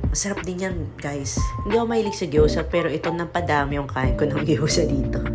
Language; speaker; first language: Filipino; native; Filipino